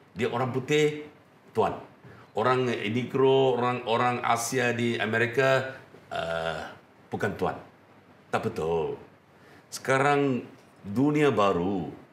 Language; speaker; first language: Malay; non-native, local second language; Chinese